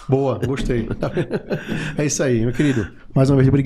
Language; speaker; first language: Portuguese; native; Portuguese